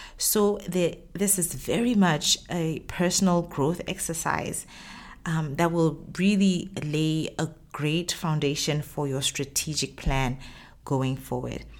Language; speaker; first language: English; non-native, local second language; Tswana